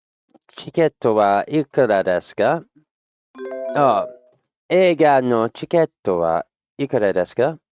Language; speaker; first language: Japanese; non-native, learner; English